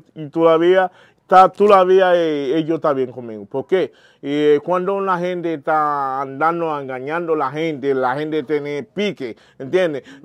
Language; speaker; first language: Spanish; non-native, learner; Haitian Creole